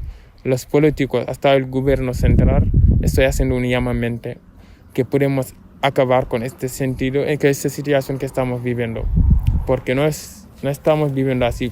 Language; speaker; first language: Spanish; non-native, fluent; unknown